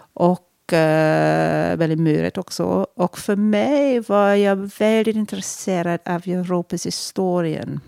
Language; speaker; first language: Swedish; non-native, fluent; English